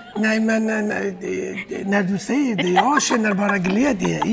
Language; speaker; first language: Swedish; non-native, fluent; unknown